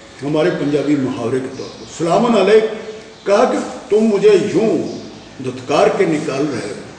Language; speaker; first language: Urdu; non-native, local second language; Punjabi